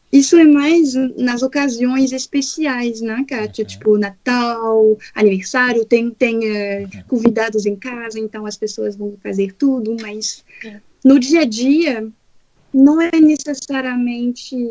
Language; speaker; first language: Portuguese; non-native, fluent; French